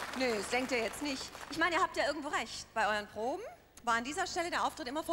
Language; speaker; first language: German; native; German